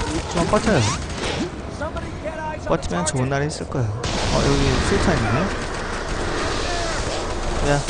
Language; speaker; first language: Korean; native; Korean